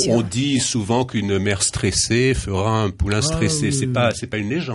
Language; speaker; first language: French; native; French